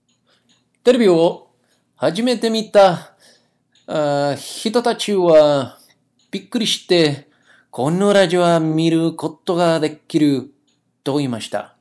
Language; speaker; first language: Japanese; non-native, learner; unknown